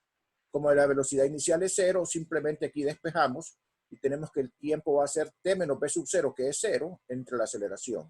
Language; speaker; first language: Spanish; native; Spanish